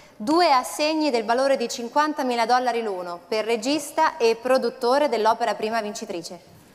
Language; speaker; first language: Italian; native; Italian